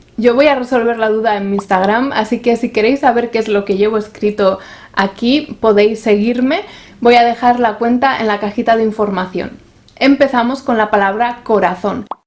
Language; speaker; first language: Spanish; native; Spanish